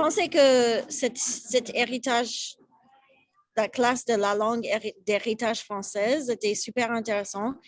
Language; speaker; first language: French; non-native, learner; English